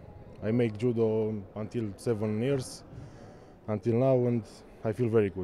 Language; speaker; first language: English; non-native, learner; Romanian